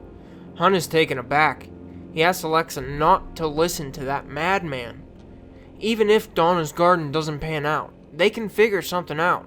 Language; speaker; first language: English; native; English